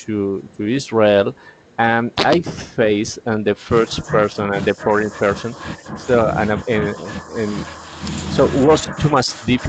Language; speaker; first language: English; non-native, learner; Spanish